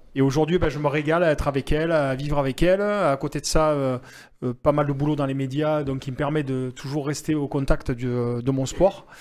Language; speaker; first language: French; native; French